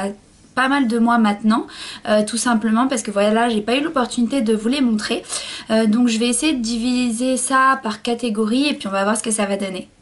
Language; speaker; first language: French; native; French